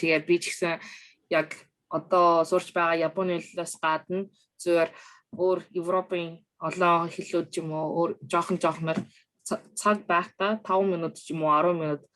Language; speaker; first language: Mongolian; early bilingual, other home language; Korean